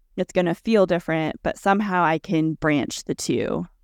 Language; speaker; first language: English; early bilingual, other home language; Russian